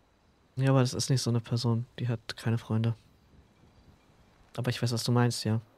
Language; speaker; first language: German; native; German